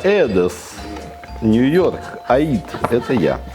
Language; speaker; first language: Russian; native; Russian